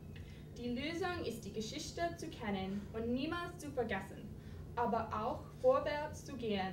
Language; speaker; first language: German; non-native, fluent; English